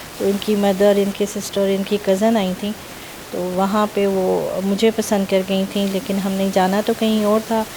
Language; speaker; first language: Urdu; early bilingual, heritage; Urdu